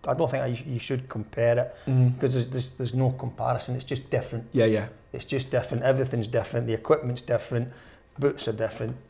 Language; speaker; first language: English; native; English